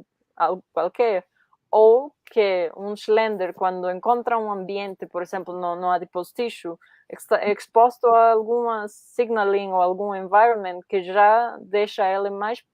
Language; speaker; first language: Portuguese; non-native, fluent; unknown